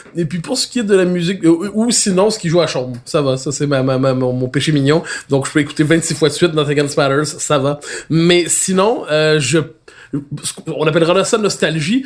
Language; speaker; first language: French; native; French